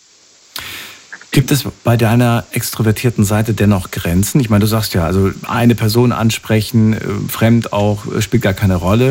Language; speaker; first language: German; native; German